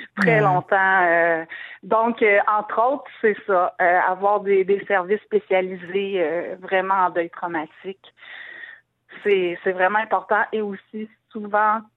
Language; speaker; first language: French; native; French